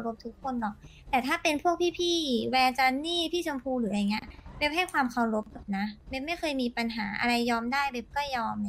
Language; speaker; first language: Thai; native; Thai